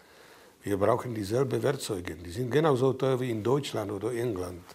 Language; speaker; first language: German; non-native, fluent; Czech